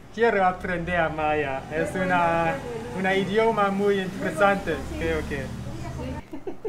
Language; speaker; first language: Spanish; non-native, learner; German